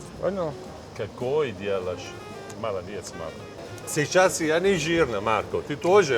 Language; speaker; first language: Russian; non-native, learner; Italian